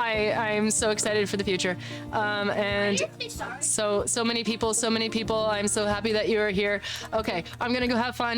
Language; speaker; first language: English; native; English